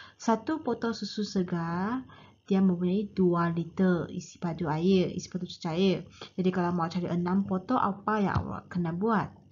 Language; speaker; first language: Malay; native; Malay